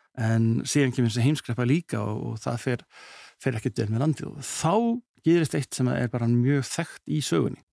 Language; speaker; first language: Icelandic; early bilingual, heritage; Icelandic